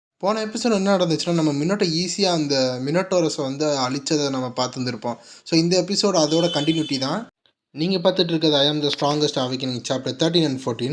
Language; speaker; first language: Tamil; native; Tamil